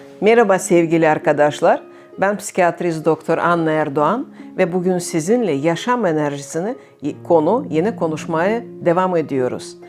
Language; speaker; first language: Turkish; non-native, fluent; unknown